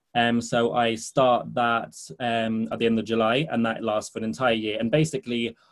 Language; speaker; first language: English; early bilingual, heritage; English